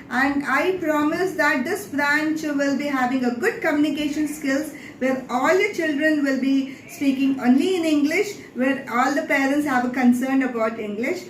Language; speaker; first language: English; non-native, local second language; Telugu